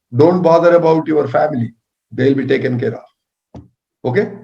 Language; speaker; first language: English; non-native, local second language; Telugu